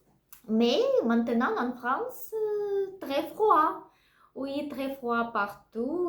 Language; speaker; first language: French; non-native, learner; Russian